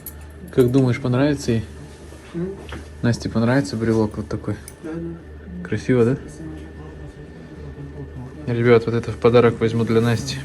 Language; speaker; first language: Russian; native; Russian